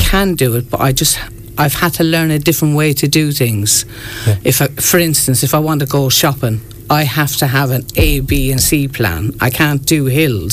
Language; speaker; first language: English; native; English